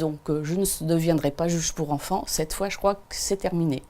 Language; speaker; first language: French; native; French